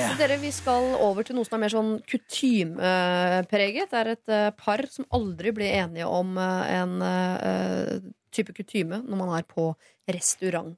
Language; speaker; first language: Norwegian; native; Norwegian